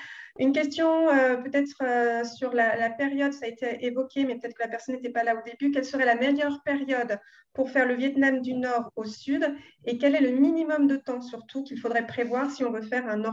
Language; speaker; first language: French; native; French